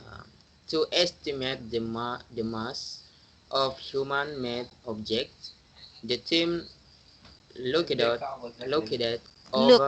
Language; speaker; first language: English; non-native, learner; Indonesian